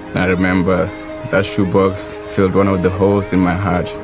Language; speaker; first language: English; non-native, local second language; Southern Sotho